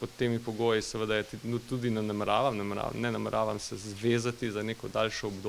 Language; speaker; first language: Slovenian; native; Slovenian